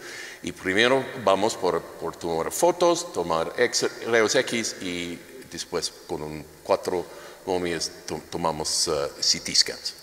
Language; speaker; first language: Spanish; non-native, learner; English